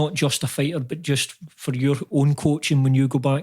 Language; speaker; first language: English; native; English